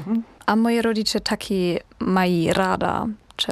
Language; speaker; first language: Czech; non-native, learner; German